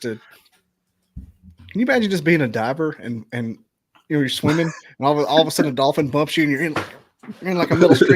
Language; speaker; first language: English; native; English